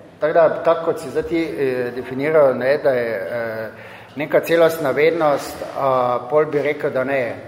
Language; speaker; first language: Slovenian; native; Slovenian